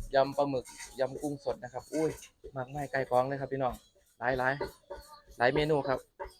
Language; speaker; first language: Thai; native; Thai